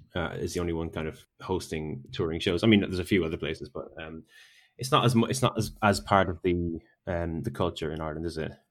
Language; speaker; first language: English; native; English